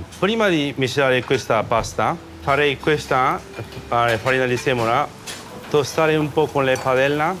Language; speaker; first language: Italian; non-native, learner; Japanese